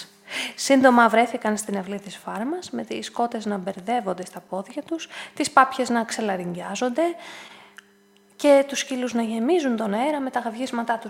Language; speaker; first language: Greek; native; Greek